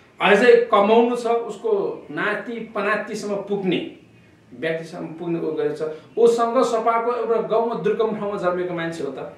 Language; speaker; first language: Nepali; non-native, local second language; Eastern Tamang